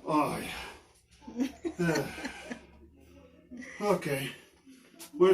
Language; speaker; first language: Spanish; non-native, learner; English